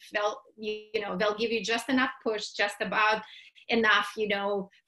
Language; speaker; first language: English; non-native, fluent; Russian